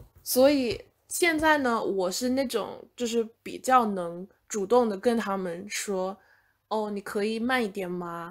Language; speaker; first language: Chinese; non-native, fluent; English